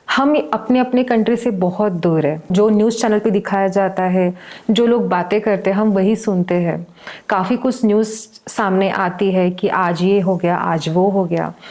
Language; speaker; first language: Hindi; native; Hindi